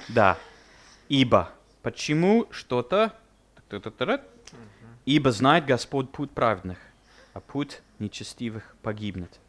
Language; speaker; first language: Russian; non-native, fluent; English